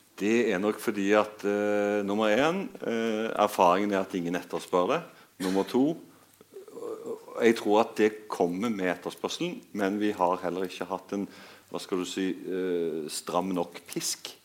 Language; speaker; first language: Norwegian; native; Norwegian